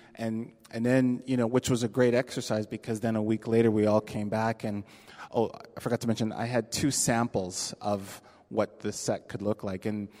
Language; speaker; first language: English; native; English